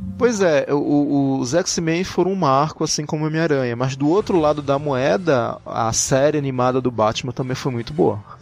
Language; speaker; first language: Portuguese; early bilingual, other home language; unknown